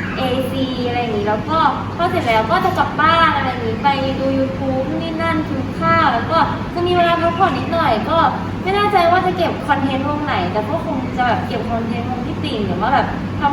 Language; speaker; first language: Thai; native; Thai